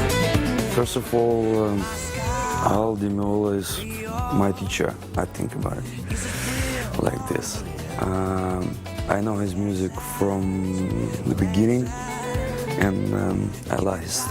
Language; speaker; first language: English; non-native, learner; Russian